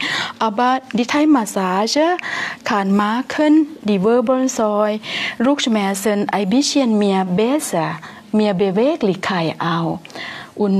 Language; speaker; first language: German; non-native, learner; Thai